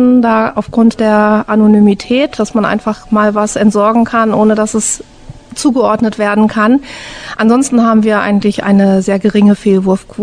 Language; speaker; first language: German; native; German